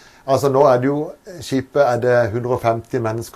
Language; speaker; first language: Norwegian; native; Norwegian